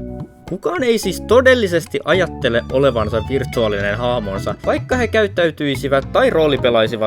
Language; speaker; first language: Finnish; native; Finnish